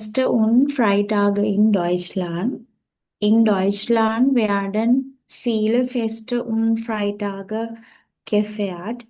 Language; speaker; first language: German; non-native, learner; Sinhala